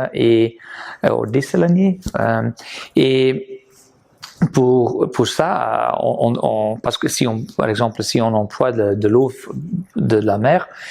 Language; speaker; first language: French; non-native, fluent; Dutch